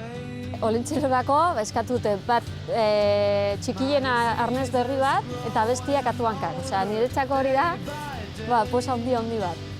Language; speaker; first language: Basque; non-native, learner; Spanish